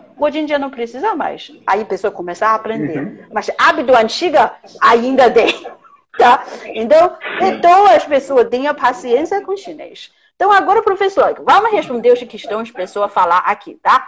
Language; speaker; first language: Portuguese; non-native, fluent; Chinese